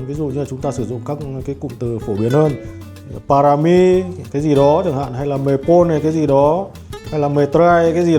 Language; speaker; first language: Vietnamese; native; Vietnamese